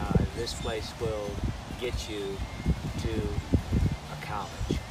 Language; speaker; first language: English; early bilingual, other home language; Arabic